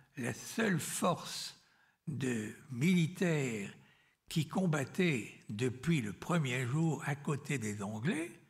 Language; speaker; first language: French; native; French